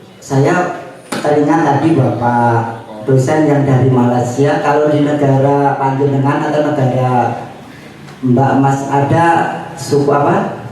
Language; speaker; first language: Indonesian; non-native, local second language; Javanese